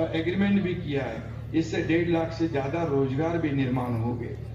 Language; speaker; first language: Hindi; non-native, local second language; Marathi